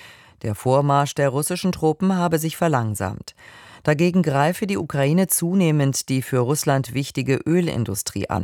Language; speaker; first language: German; native; German